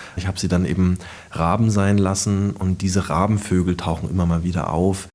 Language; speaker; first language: German; native; German